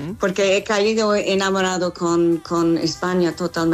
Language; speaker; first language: Spanish; non-native, fluent; English